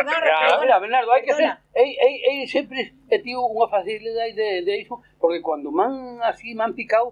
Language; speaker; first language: Spanish; non-native, local second language; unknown